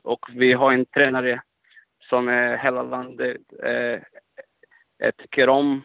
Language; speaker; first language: Swedish; non-native, fluent; Portuguese